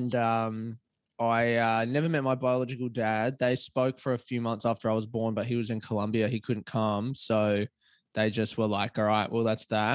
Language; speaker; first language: English; native; English